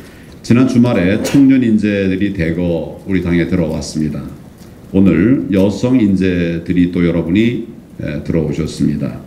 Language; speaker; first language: Korean; native; Korean